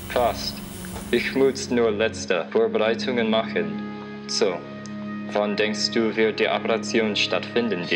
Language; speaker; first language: German; non-native, learner; English